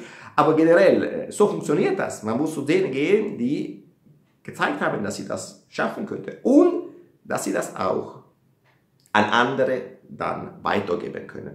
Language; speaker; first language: German; non-native, fluent; Italian